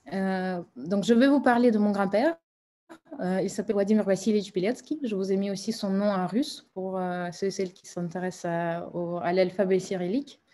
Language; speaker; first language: French; non-native, fluent; Russian